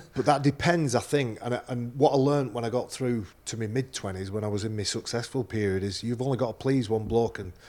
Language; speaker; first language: English; native; English